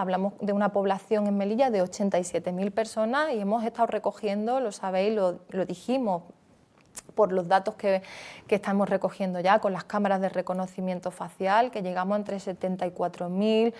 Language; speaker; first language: Spanish; native; Spanish